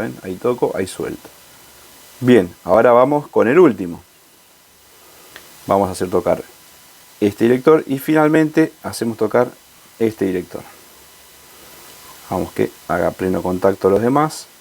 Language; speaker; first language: Spanish; native; Spanish